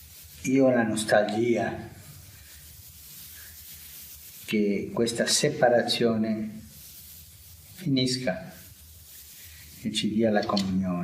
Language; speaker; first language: Italian; non-native, fluent; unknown